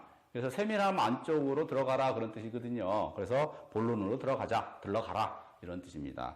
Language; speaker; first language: Korean; native; Korean